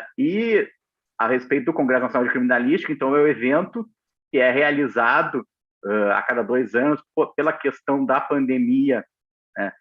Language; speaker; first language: Portuguese; native; Portuguese